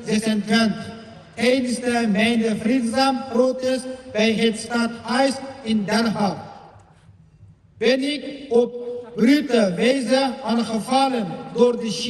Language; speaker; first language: Dutch; non-native, learner; Uyghur